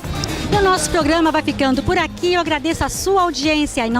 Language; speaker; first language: Portuguese; native; Portuguese